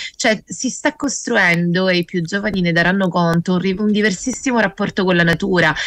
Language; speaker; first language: Italian; native; Italian